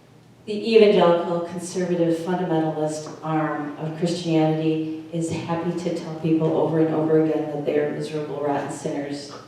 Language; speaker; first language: English; native; English